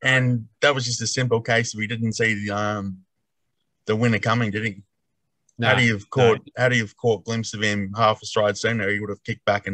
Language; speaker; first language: English; native; English